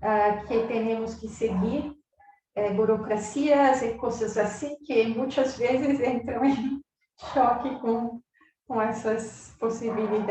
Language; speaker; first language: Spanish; non-native, learner; Portuguese